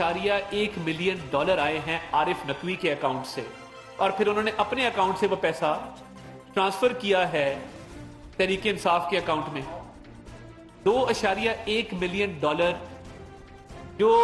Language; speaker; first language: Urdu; non-native, local second language; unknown